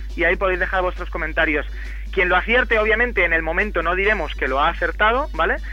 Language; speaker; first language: Spanish; native; Spanish